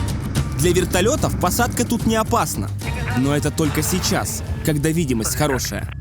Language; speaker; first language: Russian; native; Russian